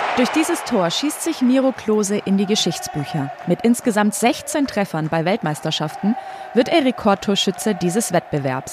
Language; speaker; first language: German; native; German